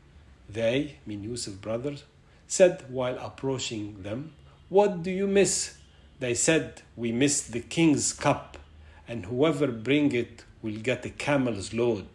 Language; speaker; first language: English; non-native, fluent; Arabic